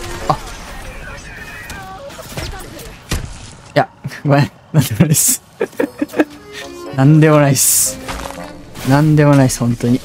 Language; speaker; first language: Japanese; native; Japanese